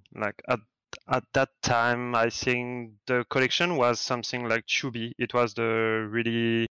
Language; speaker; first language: English; non-native, fluent; French